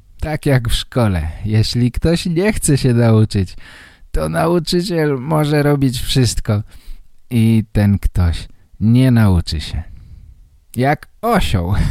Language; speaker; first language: Polish; native; Polish